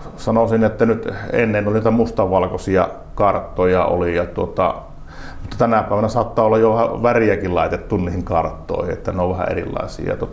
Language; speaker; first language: Finnish; native; Finnish